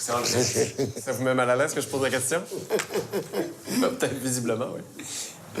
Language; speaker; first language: French; native; French